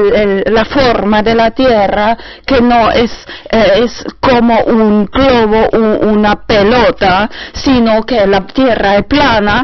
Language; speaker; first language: Spanish; non-native, fluent; German